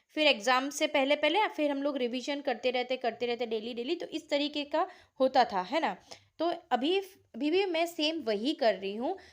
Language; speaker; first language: Hindi; non-native, local second language; Assamese